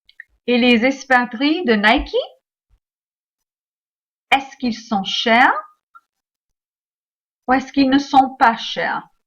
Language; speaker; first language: French; non-native, fluent; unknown